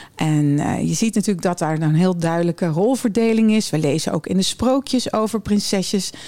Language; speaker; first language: Dutch; early bilingual, other home language; German